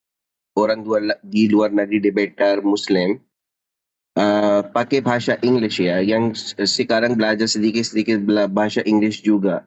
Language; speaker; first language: Indonesian; non-native, learner; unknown